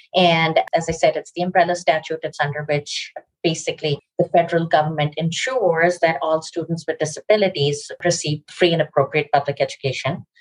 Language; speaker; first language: English; non-native, local second language; Urdu